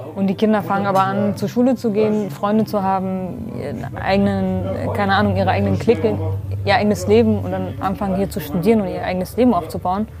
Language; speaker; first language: German; early bilingual, other home language; Kurdish